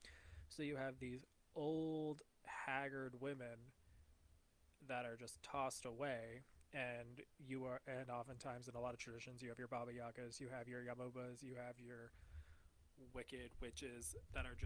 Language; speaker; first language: English; native; English